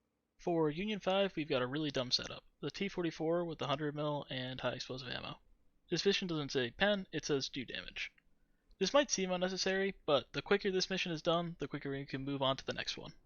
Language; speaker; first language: English; native; English